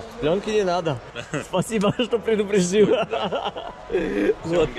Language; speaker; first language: Russian; non-native, learner; Polish